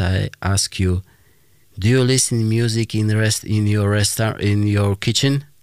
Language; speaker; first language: English; non-native, learner; Polish